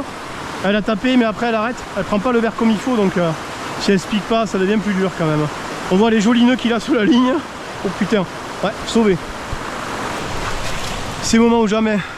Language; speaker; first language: French; native; French